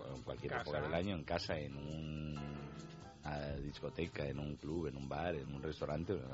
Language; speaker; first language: Spanish; native; Spanish